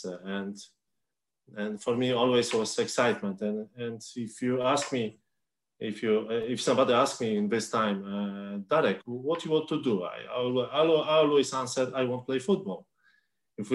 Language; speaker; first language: English; non-native, learner; Polish